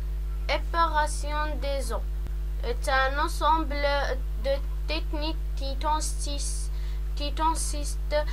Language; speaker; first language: French; non-native, local second language; Arabic